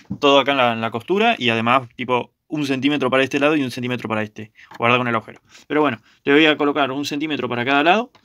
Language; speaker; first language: Spanish; native; Spanish